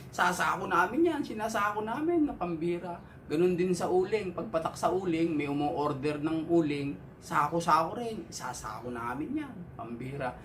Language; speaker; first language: Filipino; native; Filipino